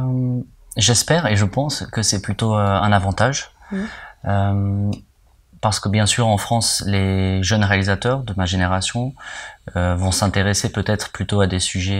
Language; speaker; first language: French; early bilingual, heritage; French